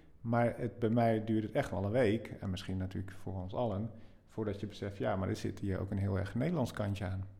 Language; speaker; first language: Dutch; native; Dutch